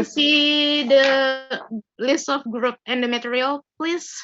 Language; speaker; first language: English; non-native, learner; Indonesian